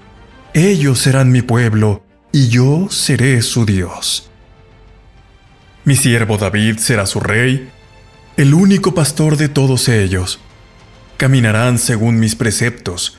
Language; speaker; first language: Spanish; native; Spanish